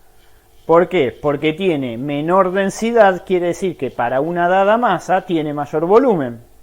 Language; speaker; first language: Spanish; native; Spanish